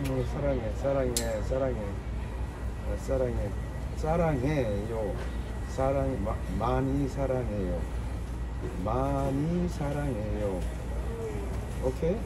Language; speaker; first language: Korean; non-native, learner; Vietnamese